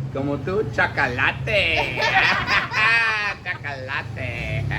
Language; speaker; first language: Spanish; non-native, learner; English